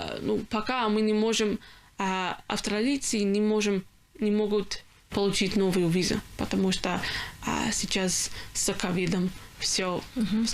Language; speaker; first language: Russian; non-native, learner; English